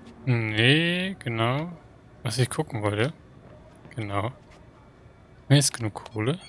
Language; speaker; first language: German; native; German